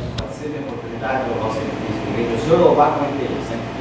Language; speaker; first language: Portuguese; native; Portuguese